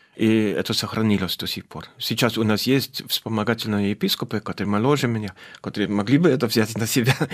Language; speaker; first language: Russian; non-native, fluent; German